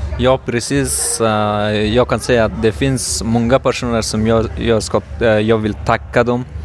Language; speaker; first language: Swedish; non-native, learner; Persian